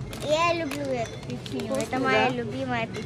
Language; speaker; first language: Russian; early bilingual, heritage; Russian